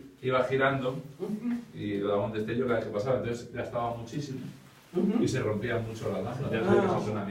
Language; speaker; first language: Spanish; native; Spanish